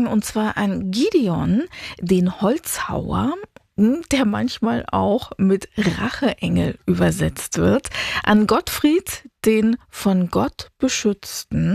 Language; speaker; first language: German; native; German